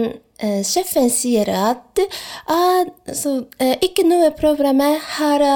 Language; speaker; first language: Norwegian; non-native, learner; Japanese